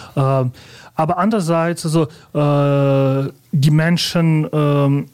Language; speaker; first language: German; early bilingual, other home language; Russian